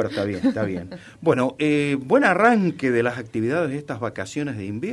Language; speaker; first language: Spanish; native; Spanish